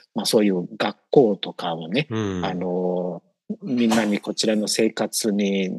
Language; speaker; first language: Japanese; non-native, fluent; English